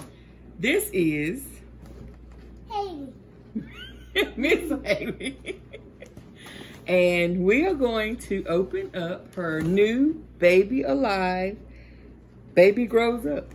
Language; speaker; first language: English; native; English